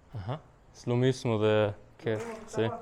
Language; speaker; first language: Spanish; non-native, learner; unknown